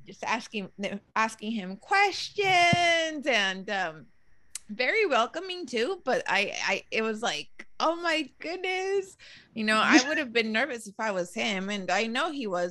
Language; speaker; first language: English; early bilingual, other home language; Spanish